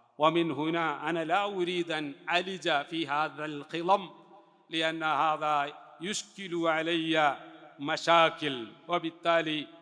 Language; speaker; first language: Arabic; non-native, fluent; Malayalam